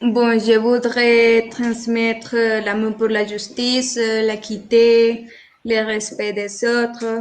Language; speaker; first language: French; non-native, learner; Spanish